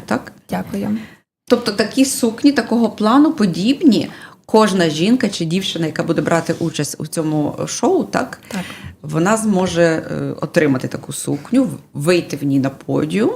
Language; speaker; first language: Ukrainian; native; Ukrainian